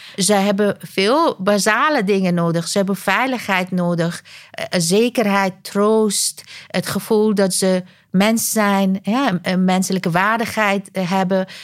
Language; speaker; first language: Dutch; non-native, fluent; Persian